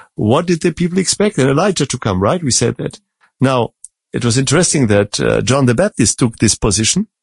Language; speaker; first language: English; non-native, fluent; Czech